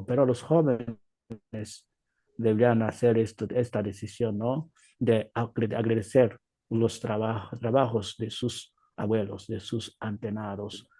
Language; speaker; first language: Spanish; non-native, learner; Igbo